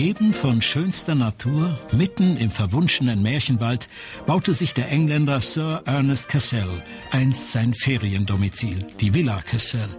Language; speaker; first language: German; native; German